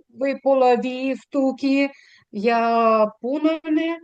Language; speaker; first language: Estonian; non-native, learner; Russian